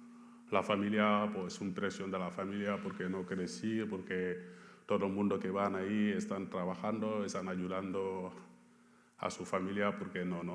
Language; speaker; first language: Spanish; non-native, fluent; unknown